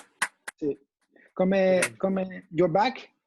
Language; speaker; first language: Spanish; non-native, fluent; French